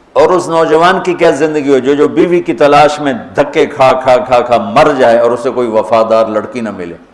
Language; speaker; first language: Urdu; non-native, local second language; Punjabi